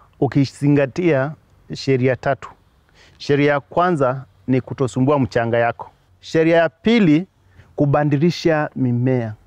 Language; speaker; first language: Swahili; non-native, local second language; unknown